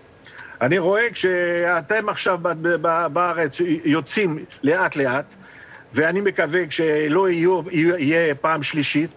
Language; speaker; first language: Hebrew; non-native, fluent; French